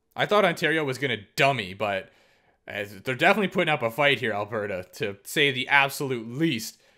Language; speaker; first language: English; native; English